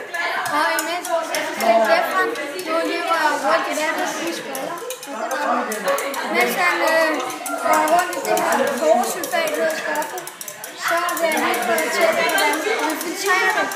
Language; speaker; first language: Danish; native; Danish